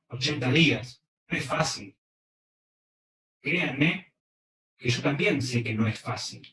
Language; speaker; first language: Spanish; early bilingual, other home language; Korean